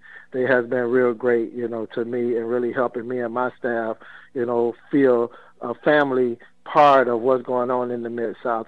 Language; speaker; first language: English; native; English